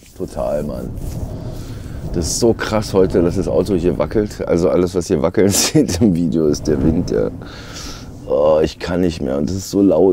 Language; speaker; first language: German; native; German